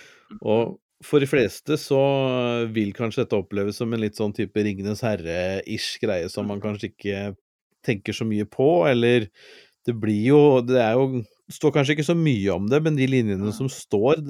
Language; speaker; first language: Norwegian; native; Norwegian